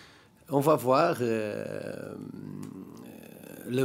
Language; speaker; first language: French; non-native, learner; Portuguese